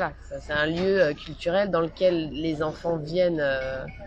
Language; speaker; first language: French; native; French